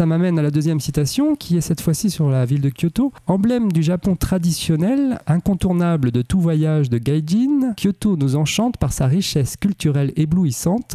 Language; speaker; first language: French; native; French